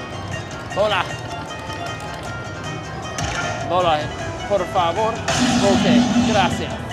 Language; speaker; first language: Spanish; non-native, learner; English